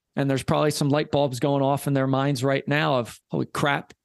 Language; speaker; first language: English; native; English